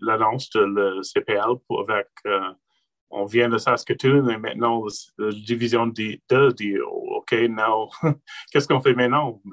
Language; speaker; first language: French; non-native, local second language; English